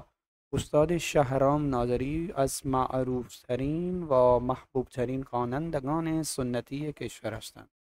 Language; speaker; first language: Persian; non-native, fluent; Urdu